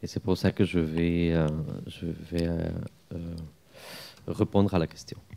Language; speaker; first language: French; non-native, fluent; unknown